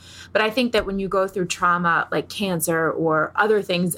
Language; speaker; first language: English; native; English